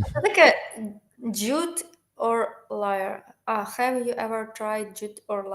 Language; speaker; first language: English; non-native, learner; Ukrainian